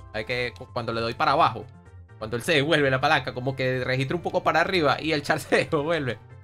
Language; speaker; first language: Spanish; native; Spanish